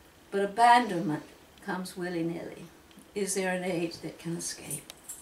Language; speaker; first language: English; native; English